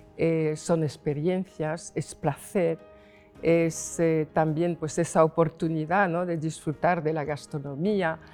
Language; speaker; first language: Spanish; non-native, fluent; French